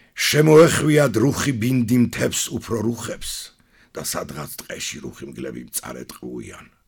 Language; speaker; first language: Georgian; non-native, local second language; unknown